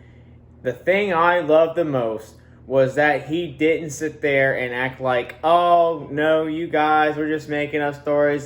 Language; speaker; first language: English; native; English